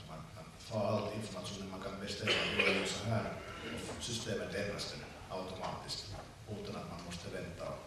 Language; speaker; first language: Swedish; non-native, local second language; Finnish